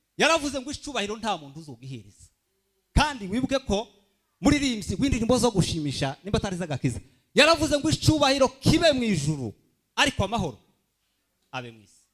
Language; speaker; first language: Kinyarwanda; early bilingual, heritage; Kinyarwanda